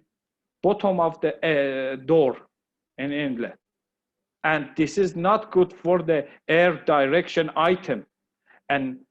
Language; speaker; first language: English; non-native, learner; Persian